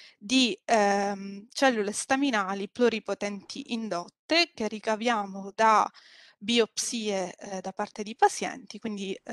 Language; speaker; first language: Italian; native; Italian